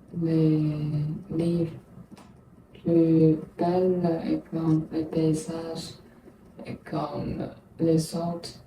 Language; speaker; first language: French; non-native, learner; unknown